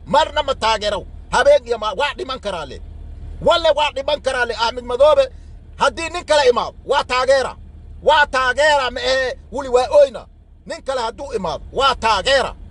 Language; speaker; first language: Somali; native; Somali